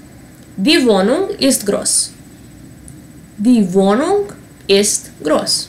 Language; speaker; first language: German; non-native, fluent; Serbian